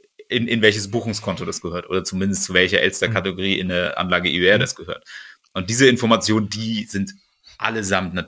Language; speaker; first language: German; native; German